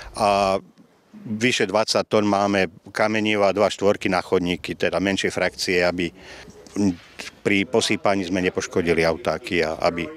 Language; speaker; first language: Slovak; native; Slovak